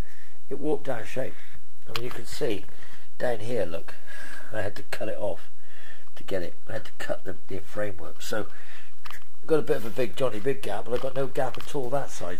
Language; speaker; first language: English; native; English